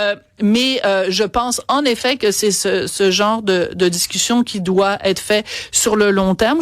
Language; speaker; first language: French; native; French